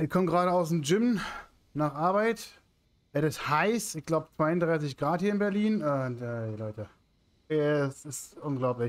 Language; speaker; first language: German; native; German